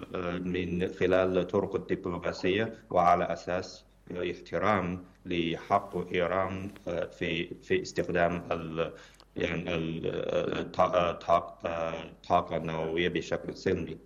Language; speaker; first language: Arabic; non-native, fluent; Chinese